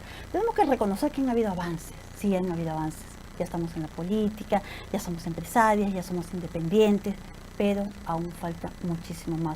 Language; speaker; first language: Spanish; native; Spanish